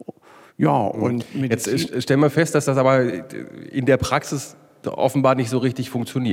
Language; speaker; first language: German; native; German